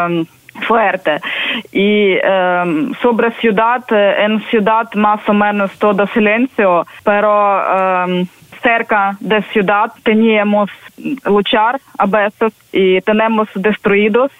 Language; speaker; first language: Spanish; non-native, learner; Ukrainian